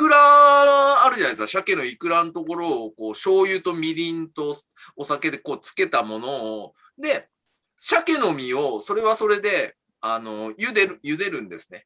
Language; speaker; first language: Japanese; native; Japanese